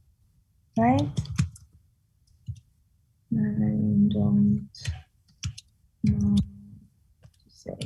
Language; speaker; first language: English; non-native, fluent; Vietnamese